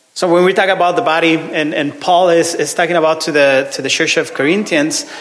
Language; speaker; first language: English; non-native, fluent; Spanish